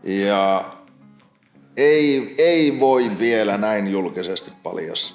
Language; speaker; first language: Finnish; native; Finnish